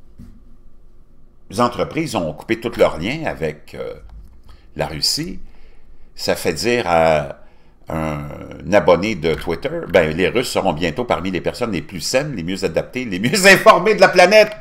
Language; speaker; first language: French; native; French